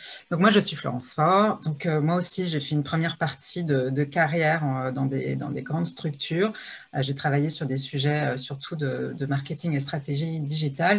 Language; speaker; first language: French; native; French